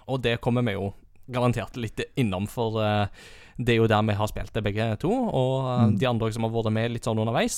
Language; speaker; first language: Norwegian; early bilingual, heritage; Norwegian